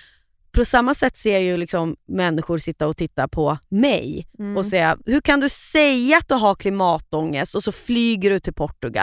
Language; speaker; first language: Swedish; native; Swedish